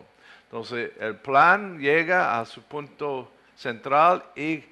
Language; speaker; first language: Spanish; non-native, fluent; English